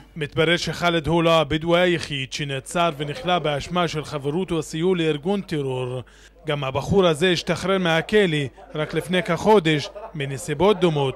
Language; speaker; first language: Hebrew; non-native, local second language; Arabic